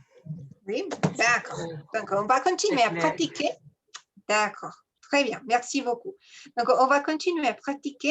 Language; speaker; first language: French; non-native, fluent; Spanish